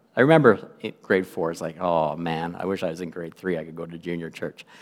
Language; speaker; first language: English; native; English